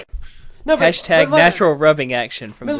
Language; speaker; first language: English; native; English